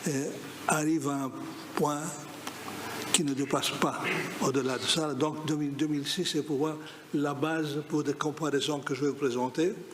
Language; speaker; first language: French; non-native, fluent; Greek